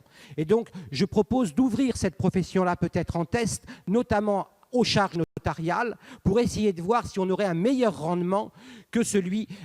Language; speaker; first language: French; native; French